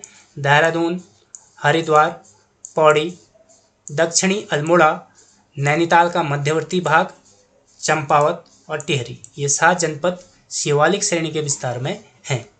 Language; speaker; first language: Hindi; native; Hindi